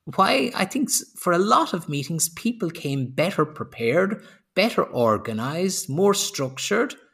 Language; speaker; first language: English; native; English